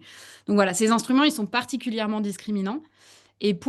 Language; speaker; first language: French; native; French